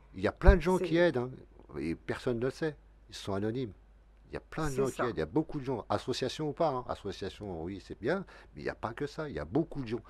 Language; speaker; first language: French; native; French